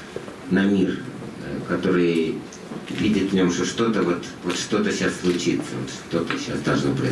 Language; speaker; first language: Russian; native; Russian